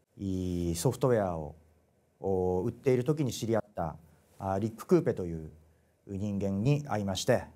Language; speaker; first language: Japanese; native; Japanese